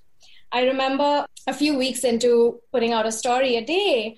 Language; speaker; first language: English; non-native, local second language; Hindi